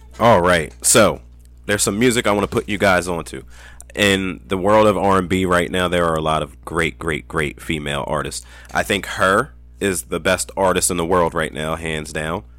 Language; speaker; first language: English; native; English